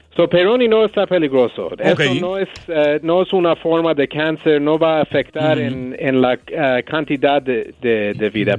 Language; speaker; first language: Spanish; non-native, learner; English